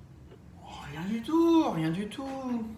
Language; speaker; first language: French; native; French